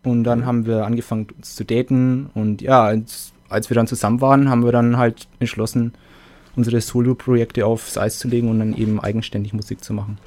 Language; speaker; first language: German; native; German